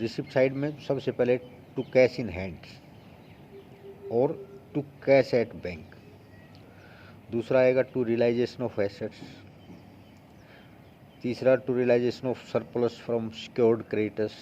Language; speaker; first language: Hindi; native; Hindi